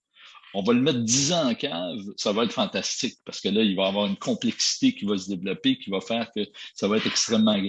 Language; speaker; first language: French; native; French